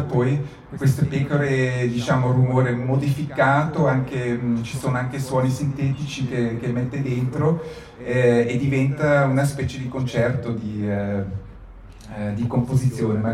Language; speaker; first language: Italian; native; Italian